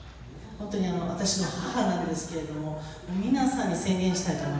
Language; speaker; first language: Japanese; early bilingual, heritage; English